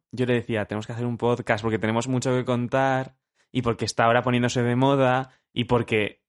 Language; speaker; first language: Spanish; native; Spanish